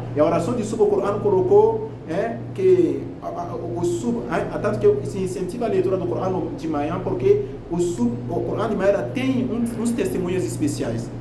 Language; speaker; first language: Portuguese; non-native, fluent; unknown